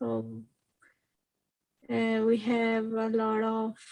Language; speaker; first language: English; non-native, learner; Spanish